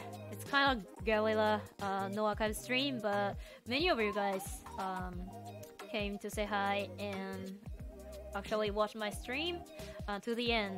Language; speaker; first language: English; non-native, fluent; Japanese